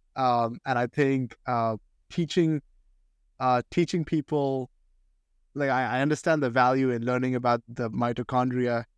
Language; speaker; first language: English; non-native, local second language; Hindi